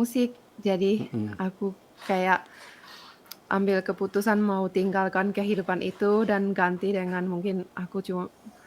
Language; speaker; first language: Indonesian; non-native, fluent; Finnish